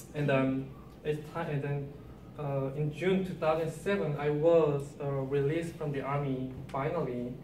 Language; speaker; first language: English; non-native, learner; Korean